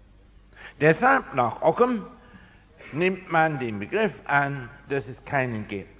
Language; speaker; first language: German; non-native, fluent; English